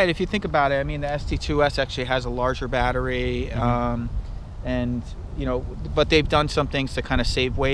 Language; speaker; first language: English; native; English